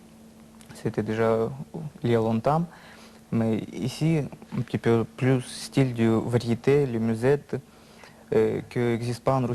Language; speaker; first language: French; non-native, learner; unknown